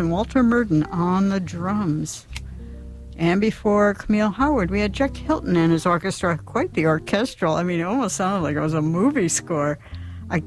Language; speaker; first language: English; native; English